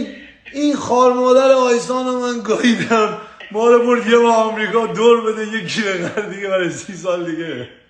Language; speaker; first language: Persian; native; Persian